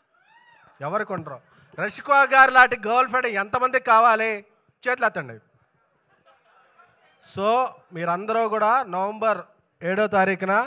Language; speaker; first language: Telugu; native; Telugu